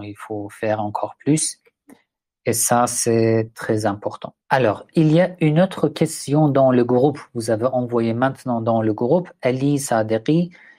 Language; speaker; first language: French; non-native, fluent; Persian